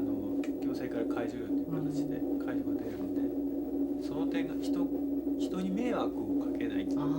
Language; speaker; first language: Japanese; native; Japanese